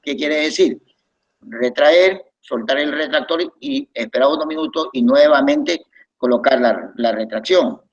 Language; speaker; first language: Spanish; native; Spanish